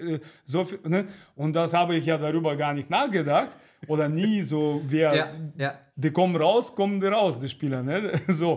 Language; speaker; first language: German; non-native, fluent; Russian